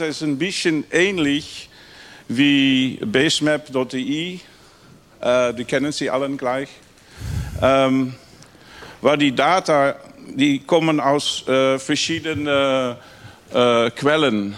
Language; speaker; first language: German; non-native, learner; Dutch